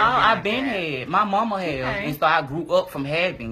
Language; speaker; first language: English; native; English